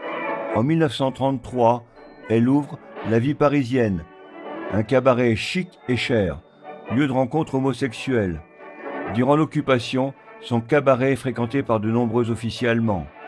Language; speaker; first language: French; native; French